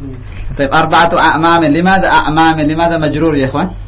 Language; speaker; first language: Arabic; non-native, fluent; Indonesian